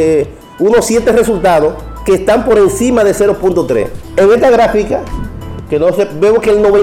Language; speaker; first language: Spanish; native; Spanish